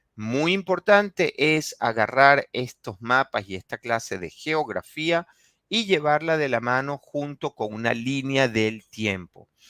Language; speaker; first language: Spanish; native; Spanish